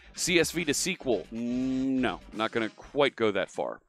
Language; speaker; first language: English; native; English